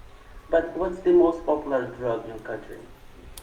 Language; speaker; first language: English; non-native, fluent; Portuguese